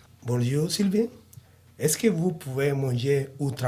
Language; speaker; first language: French; non-native, learner; Spanish